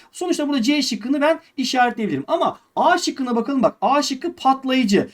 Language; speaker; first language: Turkish; native; Turkish